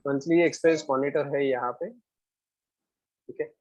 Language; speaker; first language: Hindi; non-native, local second language; Marathi